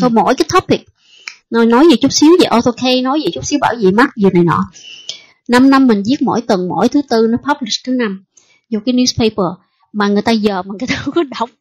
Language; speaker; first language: Vietnamese; early bilingual, heritage; Vietnamese